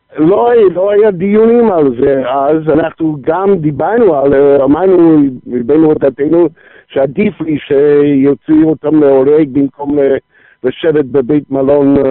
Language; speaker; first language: Hebrew; non-native, fluent; English